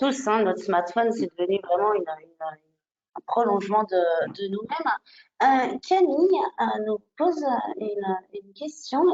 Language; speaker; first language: French; native; French